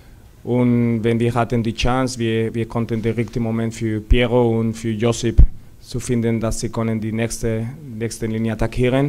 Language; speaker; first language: German; non-native, learner; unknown